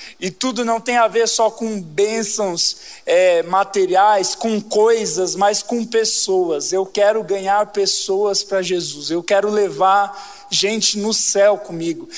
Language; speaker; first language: Portuguese; native; Portuguese